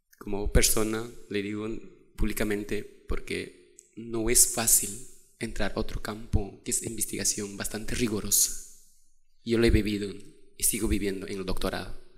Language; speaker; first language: Spanish; non-native, local second language; Quechua